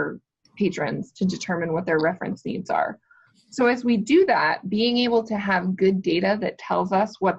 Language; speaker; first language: English; native; English